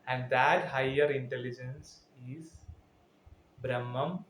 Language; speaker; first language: English; non-native, local second language; Malayalam